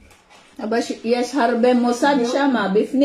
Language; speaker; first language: Hebrew; non-native, learner; Filipino